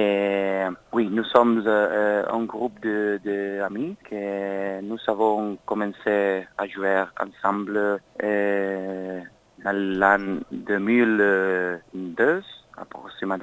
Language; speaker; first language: French; non-native, learner; Spanish